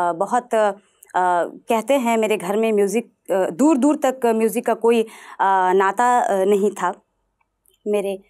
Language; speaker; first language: Hindi; non-native, local second language; Bhojpuri